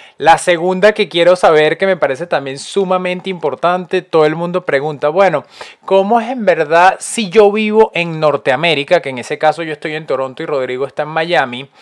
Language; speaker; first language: Spanish; native; Spanish